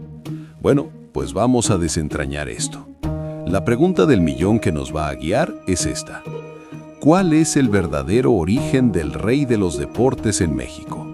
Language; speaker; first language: Spanish; native; Spanish